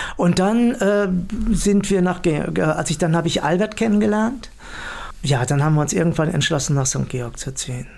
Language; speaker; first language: German; native; German